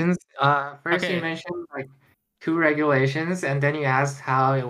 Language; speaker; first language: English; non-native, fluent; Chinese